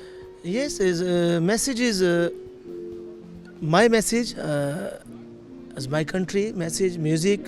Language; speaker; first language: English; non-native, learner; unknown